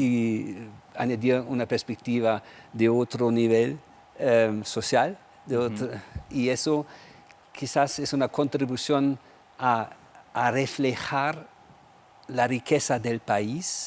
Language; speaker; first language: Spanish; non-native, fluent; German